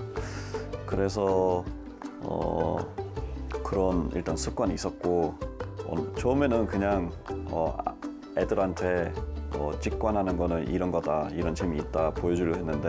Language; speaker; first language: Korean; non-native, fluent; English